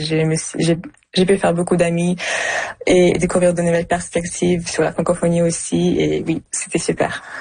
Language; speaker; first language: French; early bilingual, other home language; Russian